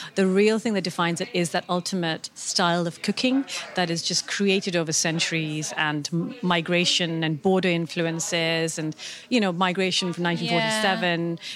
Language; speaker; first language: English; non-native, local second language; Urdu